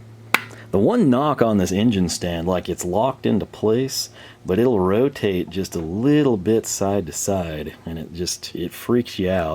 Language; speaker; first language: English; native; English